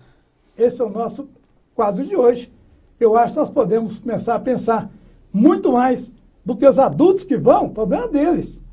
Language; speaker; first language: Portuguese; native; Portuguese